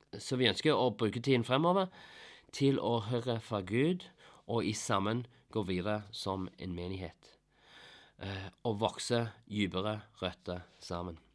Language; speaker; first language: Norwegian; non-native, fluent; English